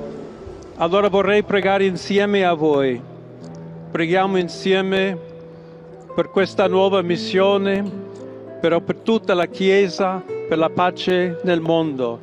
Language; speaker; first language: Italian; non-native, fluent; English